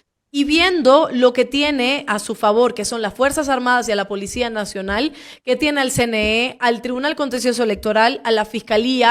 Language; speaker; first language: Spanish; native; Spanish